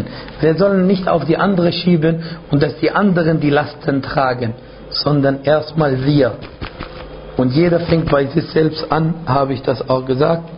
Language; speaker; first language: German; non-native, fluent; Arabic